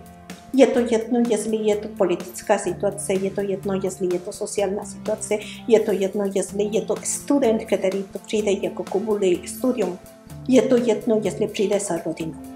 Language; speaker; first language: Czech; non-native, learner; Spanish